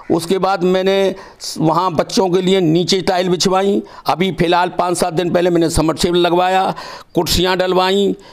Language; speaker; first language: Hindi; native; Hindi